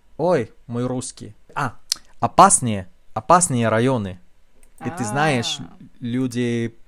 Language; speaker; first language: Russian; non-native, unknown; Spanish